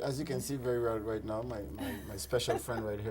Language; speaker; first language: English; native; English